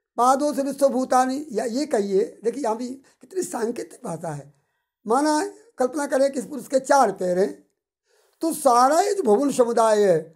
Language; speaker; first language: Hindi; native; Hindi